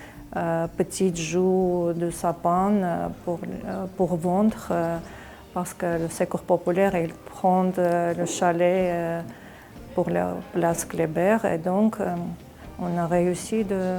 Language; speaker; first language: French; non-native, learner; Armenian